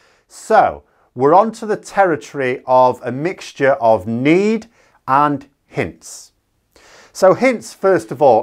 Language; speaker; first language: English; native; English